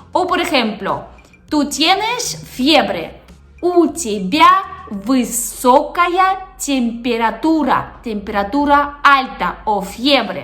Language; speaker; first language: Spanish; non-native, fluent; Russian